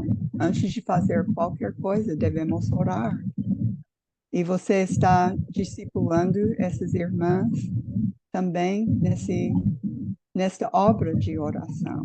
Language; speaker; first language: Portuguese; non-native, fluent; English